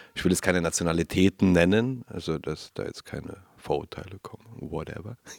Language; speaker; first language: German; native; German